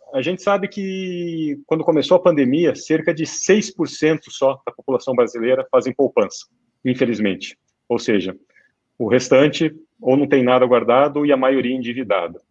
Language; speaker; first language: Portuguese; native; Portuguese